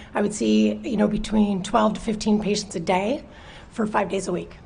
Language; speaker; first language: English; native; English